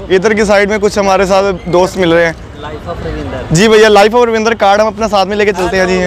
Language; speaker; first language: Hindi; non-native, local second language; Punjabi